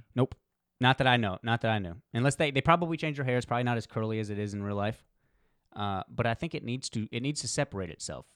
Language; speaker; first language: English; early bilingual, other home language; Polish